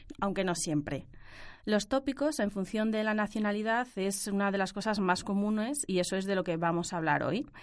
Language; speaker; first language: Spanish; native; Spanish